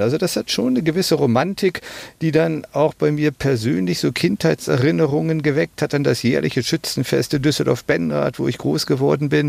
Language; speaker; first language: German; native; German